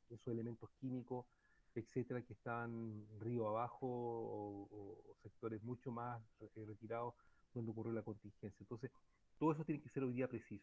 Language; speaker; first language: Spanish; native; Spanish